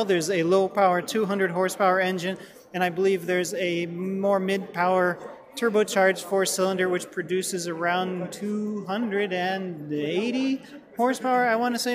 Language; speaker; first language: English; native; English